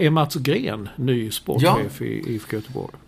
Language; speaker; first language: Swedish; native; Swedish